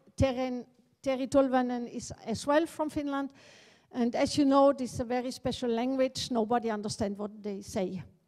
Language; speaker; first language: English; non-native, fluent; French